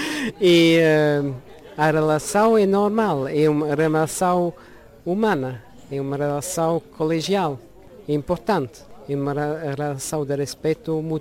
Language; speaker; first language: Portuguese; non-native, learner; Luxembourgish